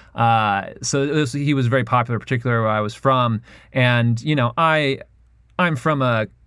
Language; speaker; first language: English; native; English